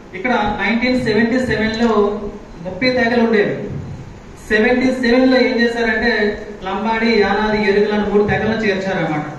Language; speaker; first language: Telugu; non-native, local second language; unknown